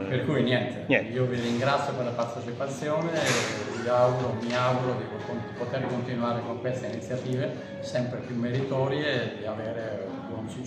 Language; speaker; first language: Italian; native; Italian